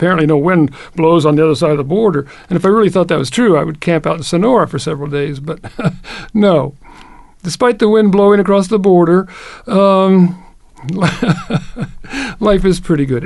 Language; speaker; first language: English; native; English